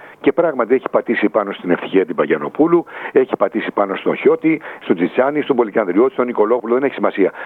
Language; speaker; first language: Greek; native; Greek